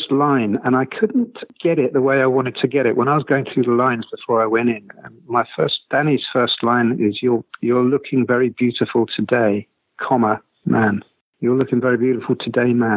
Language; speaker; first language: English; native; English